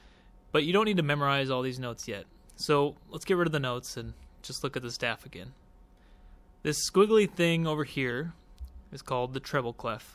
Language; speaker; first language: English; native; English